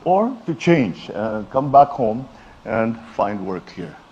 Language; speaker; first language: English; non-native, local second language; Filipino